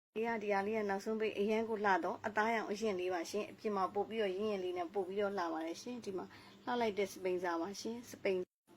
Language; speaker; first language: Burmese; native; Burmese